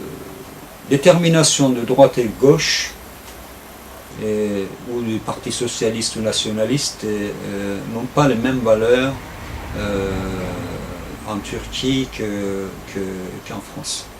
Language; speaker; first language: French; non-native, fluent; Turkish